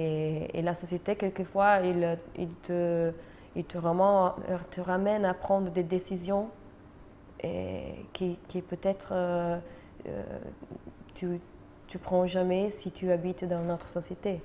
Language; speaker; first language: French; non-native, fluent; Italian